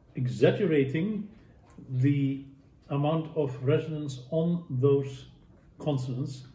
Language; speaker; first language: English; non-native, fluent; Dutch